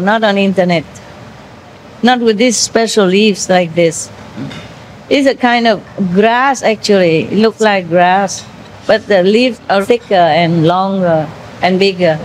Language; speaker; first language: English; non-native, fluent; Vietnamese